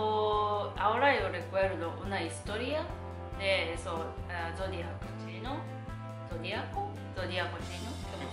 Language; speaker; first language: Spanish; non-native, learner; Japanese